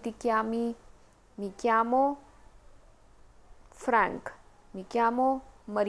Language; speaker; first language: Italian; non-native, fluent; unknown